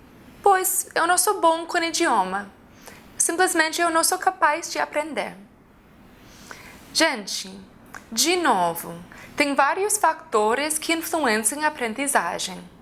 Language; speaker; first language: Portuguese; non-native, fluent; English